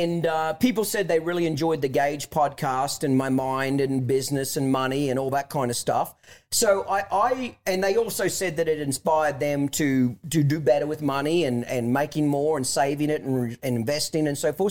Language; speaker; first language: English; native; English